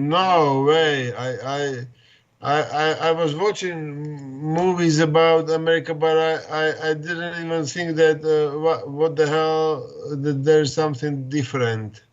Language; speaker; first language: English; non-native, fluent; Slovak